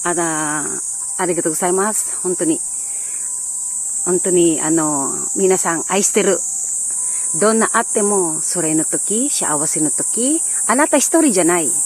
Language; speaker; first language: Japanese; non-native, learner; Filipino